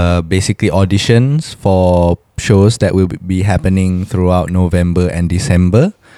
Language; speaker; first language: English; non-native, local second language; Malay